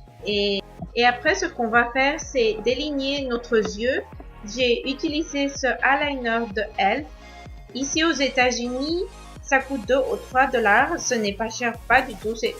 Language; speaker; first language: French; non-native, learner; Spanish